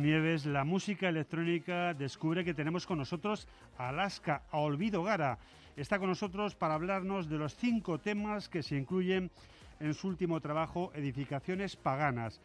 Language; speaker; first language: Spanish; native; Spanish